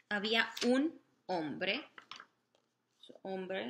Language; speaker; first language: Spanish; non-native, fluent; English